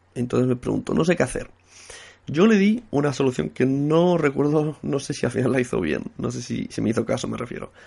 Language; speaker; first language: Spanish; native; Spanish